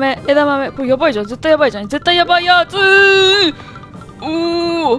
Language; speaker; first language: Japanese; native; Japanese